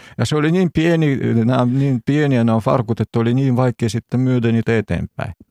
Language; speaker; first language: Finnish; non-native, fluent; Russian